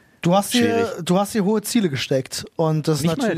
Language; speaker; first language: German; native; German